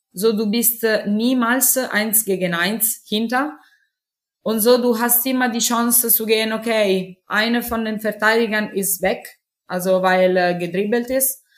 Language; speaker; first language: German; non-native, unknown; Italian